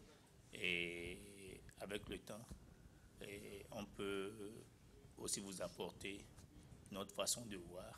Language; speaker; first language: French; non-native, local second language; Ewe